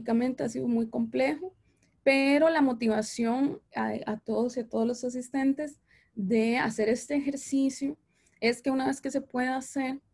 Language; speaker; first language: Spanish; native; Spanish